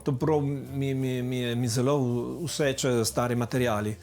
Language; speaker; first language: Slovenian; early bilingual, heritage; Italian